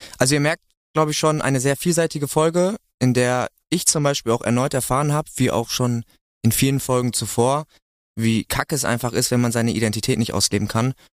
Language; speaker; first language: German; native; German